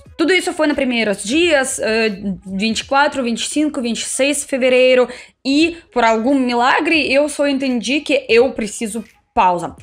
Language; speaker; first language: Portuguese; non-native, fluent; Russian